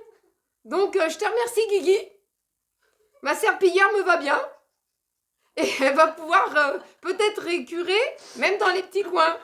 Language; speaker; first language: French; native; French